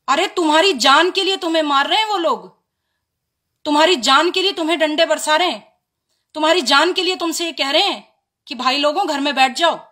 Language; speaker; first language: Hindi; native; Hindi